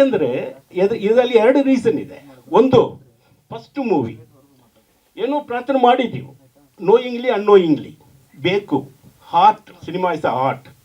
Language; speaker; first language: Kannada; non-native, fluent; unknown